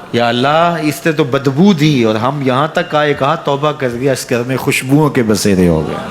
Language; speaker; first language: Urdu; non-native, local second language; Punjabi